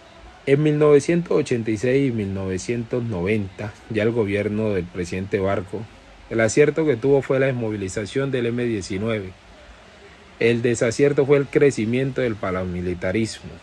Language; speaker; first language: Spanish; native; Spanish